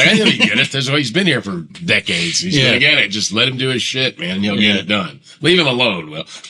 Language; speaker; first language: English; native; English